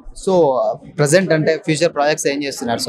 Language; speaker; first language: Telugu; native; Telugu